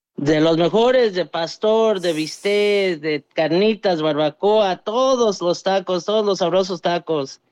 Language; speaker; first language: Spanish; early bilingual, heritage; Spanish